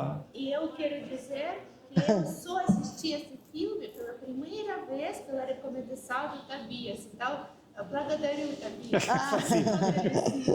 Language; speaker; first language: Portuguese; non-native, fluent; Russian